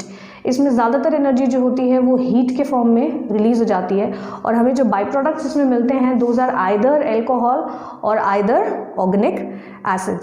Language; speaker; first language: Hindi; native; Hindi